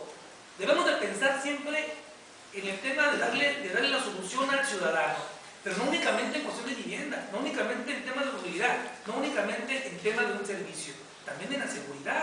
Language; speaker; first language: Spanish; native; Spanish